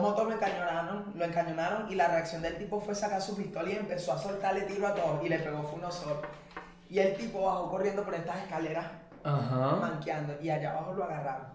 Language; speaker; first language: Spanish; native; Spanish